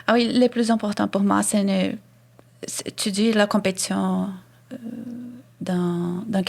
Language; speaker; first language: French; non-native, fluent; Portuguese